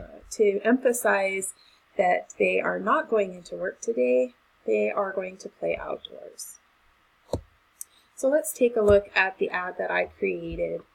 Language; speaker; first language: English; native; English